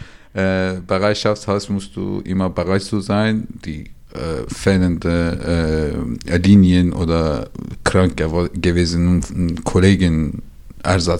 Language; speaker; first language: German; non-native, learner; Turkish